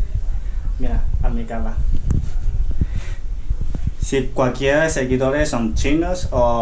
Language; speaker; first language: Spanish; non-native, learner; Chinese